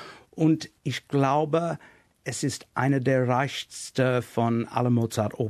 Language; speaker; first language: German; non-native, fluent; English